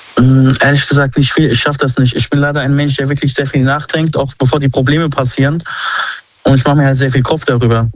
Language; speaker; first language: German; early bilingual, other home language; Arabic